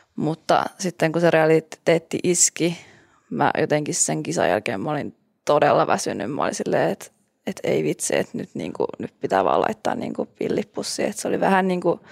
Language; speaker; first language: Finnish; native; Finnish